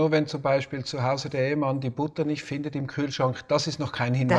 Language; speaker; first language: German; native; German